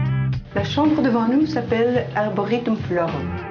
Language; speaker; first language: French; non-native, local second language; Dutch